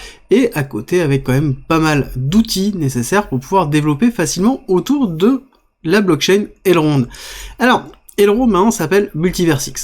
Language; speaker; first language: French; native; French